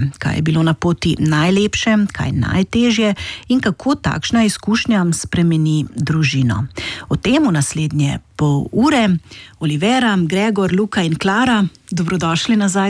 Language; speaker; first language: Slovenian; native; Slovenian